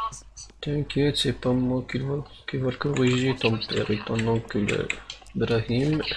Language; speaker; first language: French; non-native, learner; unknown